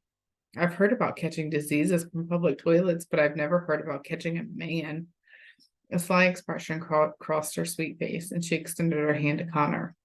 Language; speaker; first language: English; native; English